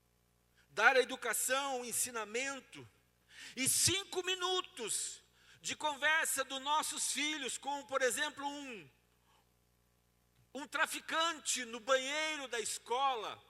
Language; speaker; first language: Portuguese; native; Portuguese